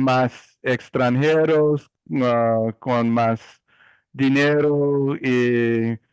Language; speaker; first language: Spanish; non-native, learner; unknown